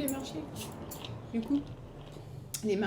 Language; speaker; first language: French; native; French